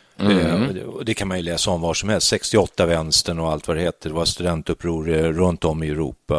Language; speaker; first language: Swedish; native; Swedish